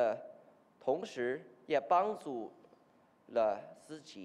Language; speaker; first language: Chinese; non-native, learner; English